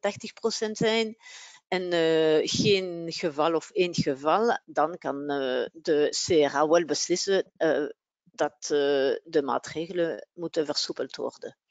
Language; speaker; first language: Dutch; non-native, local second language; French